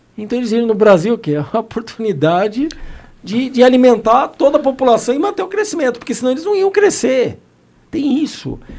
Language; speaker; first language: Portuguese; native; Portuguese